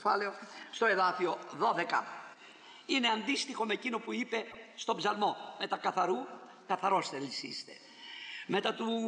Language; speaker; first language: Greek; native; Greek